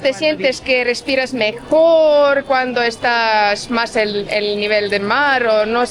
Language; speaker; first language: Spanish; non-native, fluent; Estonian